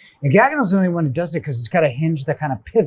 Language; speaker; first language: English; native; English